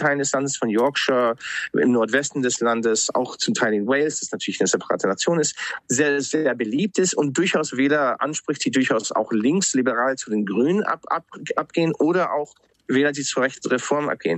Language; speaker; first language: German; non-native, fluent; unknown